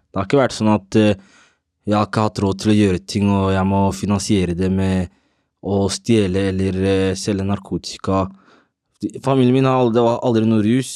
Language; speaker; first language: Norwegian; early bilingual, other home language; Somali